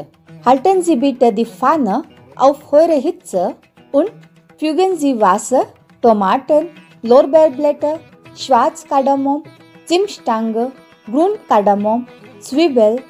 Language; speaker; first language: German; non-native, learner; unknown